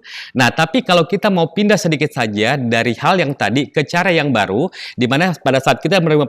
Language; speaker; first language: Indonesian; native; Indonesian